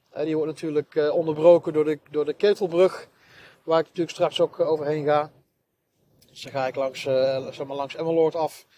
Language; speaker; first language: Dutch; native; Dutch